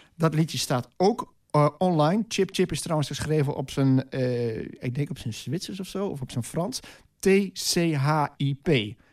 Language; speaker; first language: Dutch; native; Dutch